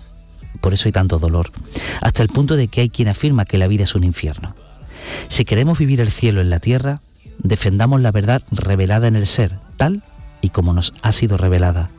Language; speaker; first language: Spanish; native; Spanish